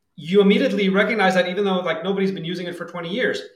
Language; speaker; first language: English; non-native, fluent; Hebrew